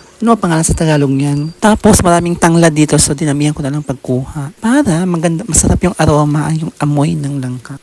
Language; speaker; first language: Filipino; native; Filipino